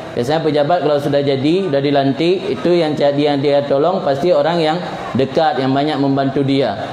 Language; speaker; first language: Malay; non-native, local second language; Achinese